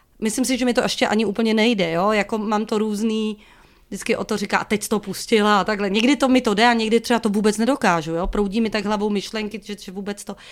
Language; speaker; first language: Czech; native; Czech